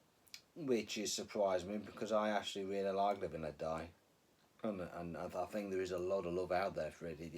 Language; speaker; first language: English; native; English